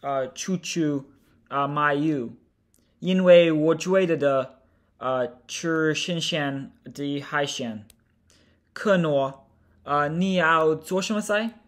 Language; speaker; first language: Chinese; non-native, learner; English